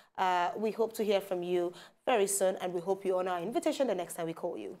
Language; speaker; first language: Nigerian Pidgin; native; Nigerian Pidgin